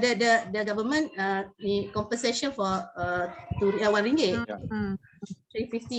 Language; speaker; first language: English; non-native, learner; Malay